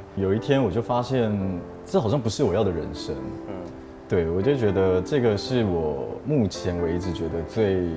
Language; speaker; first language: Chinese; native; Chinese